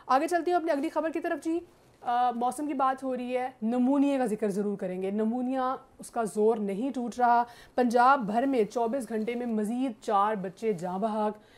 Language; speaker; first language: Urdu; native; Urdu